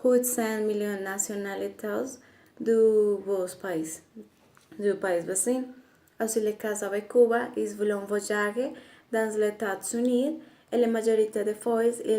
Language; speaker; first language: French; non-native, learner; Spanish